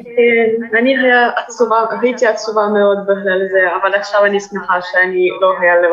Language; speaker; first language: Hebrew; non-native, learner; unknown